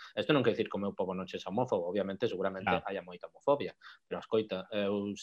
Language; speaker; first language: Galician; non-native, local second language; Spanish